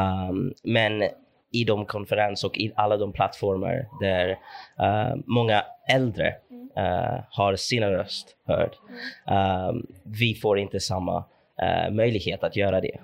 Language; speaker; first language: Swedish; non-native, fluent; English